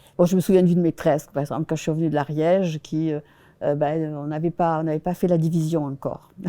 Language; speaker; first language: French; early bilingual, other home language; Spanish